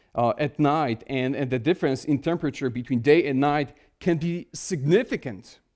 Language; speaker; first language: English; non-native, fluent; Polish